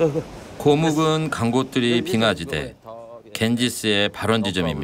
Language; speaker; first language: Korean; native; Korean